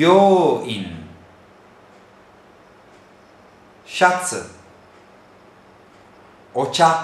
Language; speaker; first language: Japanese; non-native, fluent; Turkish